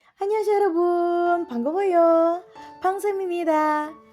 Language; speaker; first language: Korean; non-native, fluent; Indonesian